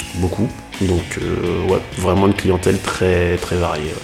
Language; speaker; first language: French; native; French